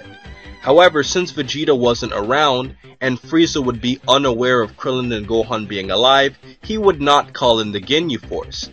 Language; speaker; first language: English; native; English